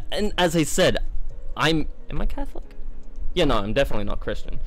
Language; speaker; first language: English; native; English